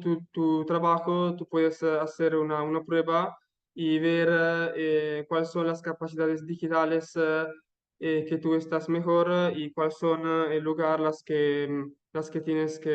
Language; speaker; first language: Spanish; non-native, learner; Italian